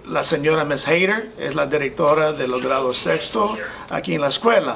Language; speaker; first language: Spanish; non-native, fluent; English